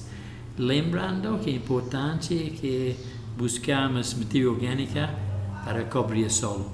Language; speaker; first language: Portuguese; non-native, local second language; English